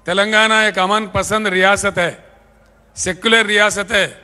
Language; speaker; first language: Hindi; non-native, local second language; Telugu